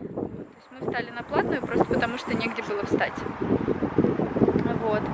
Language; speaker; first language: Russian; native; Russian